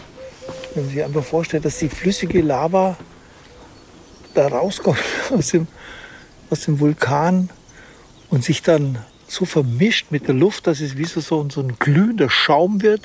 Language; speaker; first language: German; native; German